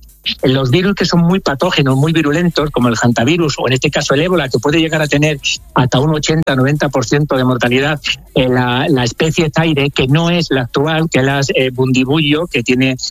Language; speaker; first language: Spanish; native; Spanish